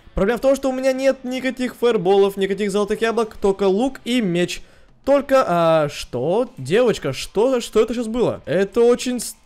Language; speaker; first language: Russian; early bilingual, heritage; Russian